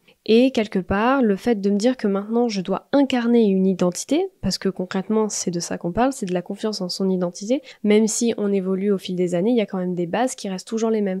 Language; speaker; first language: French; native; French